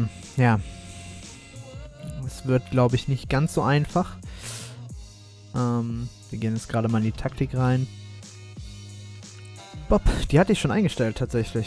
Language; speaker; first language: German; native; German